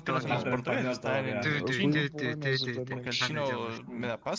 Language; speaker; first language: Spanish; native; Spanish